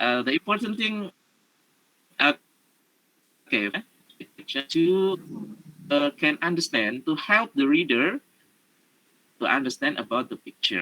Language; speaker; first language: English; non-native, learner; Indonesian